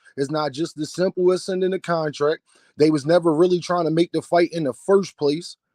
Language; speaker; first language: English; native; English